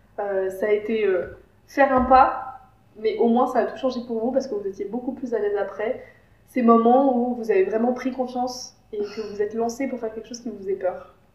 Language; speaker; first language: French; native; French